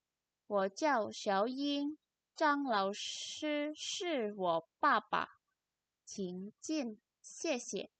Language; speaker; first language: Chinese; non-native, fluent; Indonesian